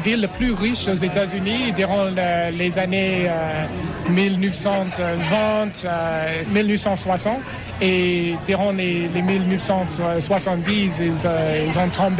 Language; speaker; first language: French; non-native, learner; English